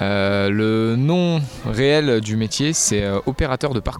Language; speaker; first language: French; native; French